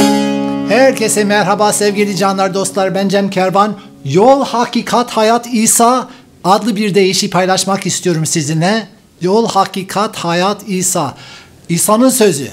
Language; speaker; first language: Turkish; non-native, fluent; English